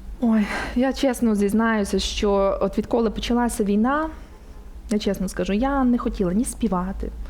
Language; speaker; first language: Ukrainian; native; Ukrainian